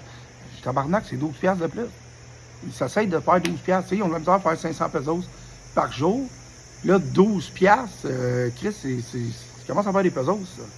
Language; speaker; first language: French; native; French